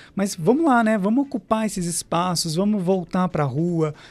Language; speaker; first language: Portuguese; native; Portuguese